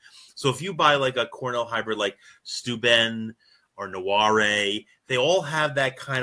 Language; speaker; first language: English; native; English